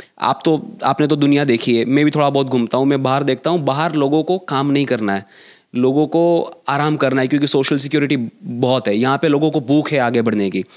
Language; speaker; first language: Hindi; non-native, local second language; Gujarati